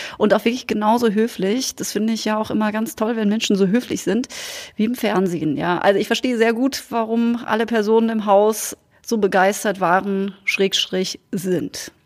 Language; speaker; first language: German; native; German